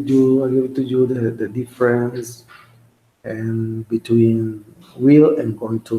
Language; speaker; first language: English; non-native, learner; Spanish